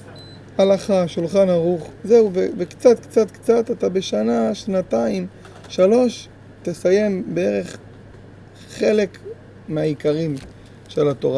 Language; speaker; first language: Hebrew; native; Hebrew